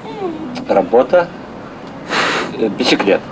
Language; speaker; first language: Russian; non-native, learner; Italian